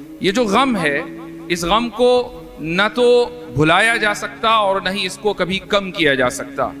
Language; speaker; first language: Urdu; native; Urdu